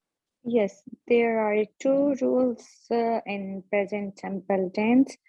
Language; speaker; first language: English; non-native, learner; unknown